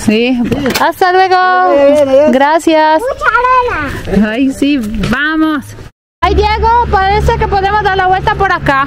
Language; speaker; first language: Spanish; non-native, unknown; Italian